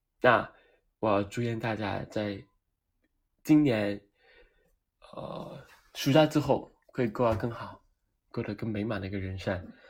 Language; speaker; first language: Chinese; non-native, local second language; Cantonese